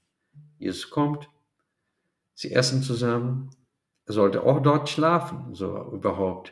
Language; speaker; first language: German; non-native, fluent; Portuguese